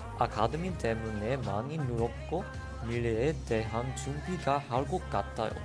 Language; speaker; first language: Korean; non-native, learner; English